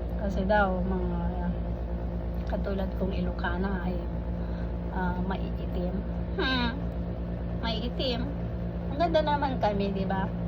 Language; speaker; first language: Filipino; non-native, local second language; Iloko